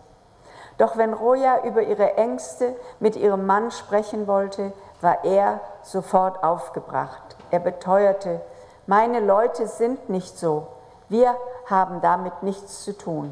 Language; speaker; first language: German; native; German